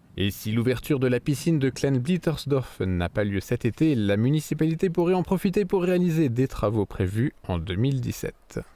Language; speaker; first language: French; native; French